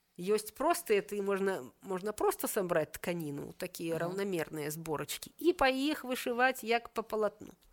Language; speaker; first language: Belarusian; native; Belarusian